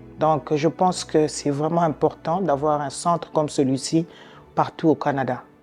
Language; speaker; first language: French; non-native, local second language; Lingala